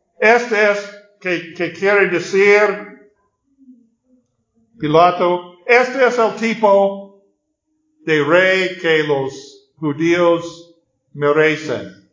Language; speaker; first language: Spanish; non-native, learner; English